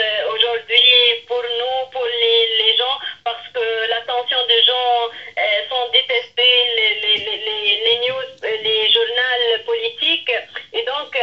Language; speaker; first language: French; non-native, local second language; Arabic